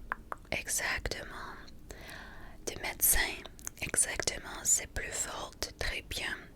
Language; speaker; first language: French; non-native, fluent; English